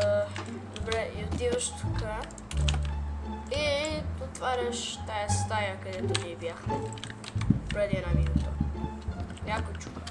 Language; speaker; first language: Bulgarian; early bilingual, heritage; Bulgarian